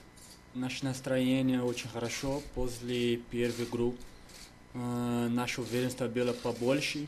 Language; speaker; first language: Russian; non-native, learner; Portuguese